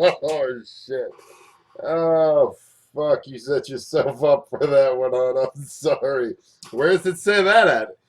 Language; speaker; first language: English; native; English